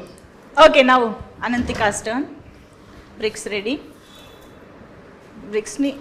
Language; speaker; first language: Telugu; native; Telugu